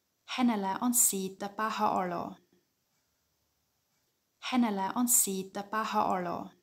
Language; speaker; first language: Finnish; non-native, fluent; German